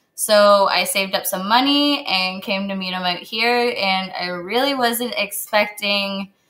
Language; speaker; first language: English; native; English